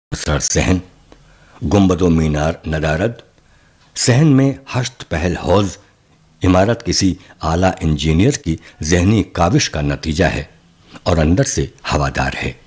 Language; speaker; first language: Urdu; native; Urdu